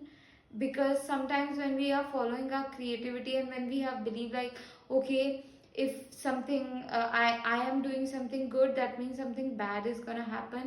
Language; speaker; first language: English; non-native, local second language; Hindi